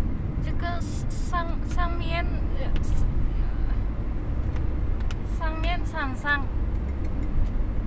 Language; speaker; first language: Chinese; non-native, learner; Indonesian